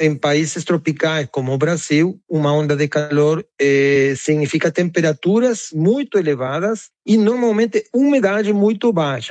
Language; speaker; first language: Portuguese; native; Portuguese